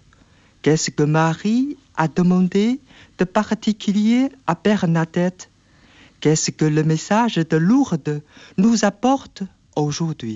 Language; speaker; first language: French; non-native, fluent; Chinese